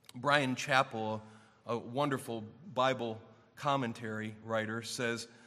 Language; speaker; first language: English; native; English